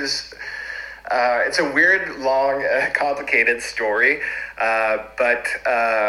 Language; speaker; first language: English; non-native, fluent; French